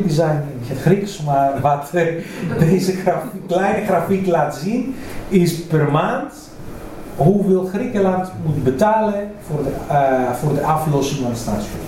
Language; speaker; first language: Dutch; non-native, fluent; Greek